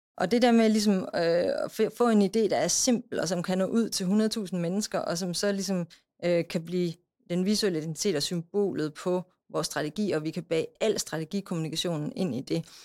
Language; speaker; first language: Danish; native; Danish